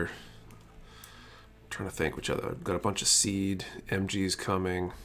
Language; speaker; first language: English; native; English